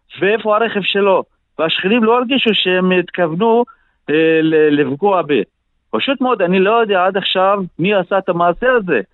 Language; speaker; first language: Hebrew; non-native, local second language; Arabic